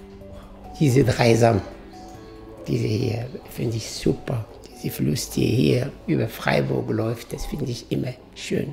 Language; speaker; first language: German; non-native, fluent; Arabic